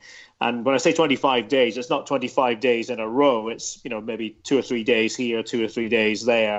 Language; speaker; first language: English; native; English